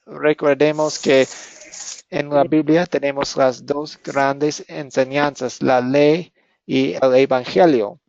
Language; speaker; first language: Spanish; non-native, fluent; English